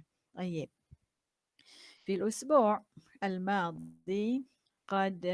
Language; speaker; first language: Arabic; non-native, fluent; Malay